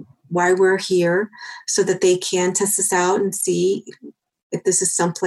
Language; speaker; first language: English; native; English